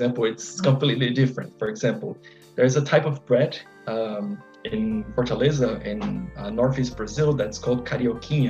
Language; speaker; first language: English; non-native, fluent; Portuguese